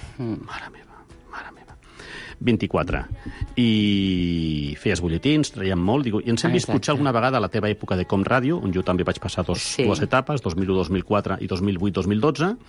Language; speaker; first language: Catalan; non-native, local second language; Spanish